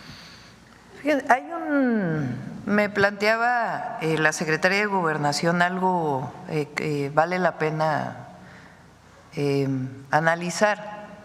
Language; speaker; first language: Spanish; native; Spanish